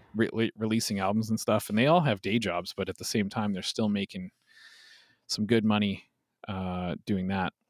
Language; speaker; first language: English; native; English